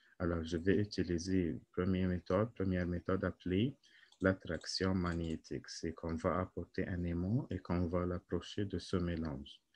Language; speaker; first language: French; non-native, local second language; Arabic